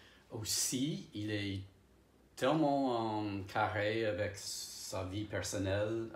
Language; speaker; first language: French; non-native, fluent; English